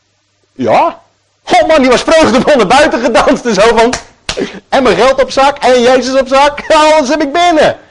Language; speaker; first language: Dutch; native; Dutch